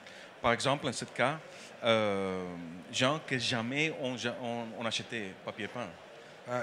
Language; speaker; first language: French; non-native, learner; Dutch